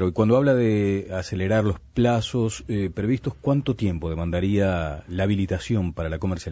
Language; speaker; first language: Spanish; native; Spanish